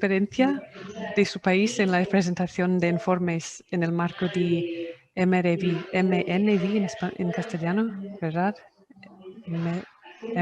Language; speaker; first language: Spanish; non-native, fluent; English